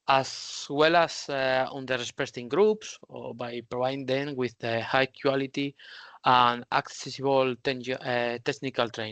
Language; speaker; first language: English; non-native, learner; Spanish